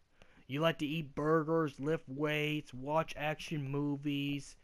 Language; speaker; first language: English; native; English